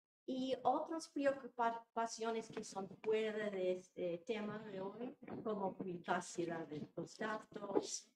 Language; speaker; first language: Spanish; non-native, fluent; English